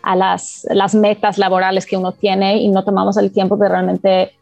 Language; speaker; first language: Spanish; non-native, fluent; English